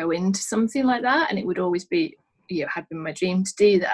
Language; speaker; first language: English; native; English